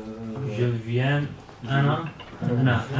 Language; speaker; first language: French; non-native, learner; Kurdish